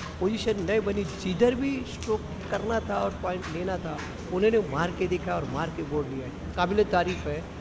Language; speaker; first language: Hindi; non-native, local second language; Marathi